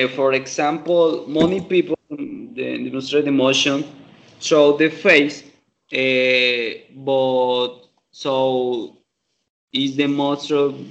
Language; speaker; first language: English; non-native, learner; Spanish